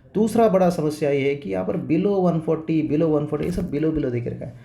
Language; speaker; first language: Hindi; non-native, local second language; Marathi